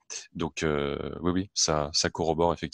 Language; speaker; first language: French; native; French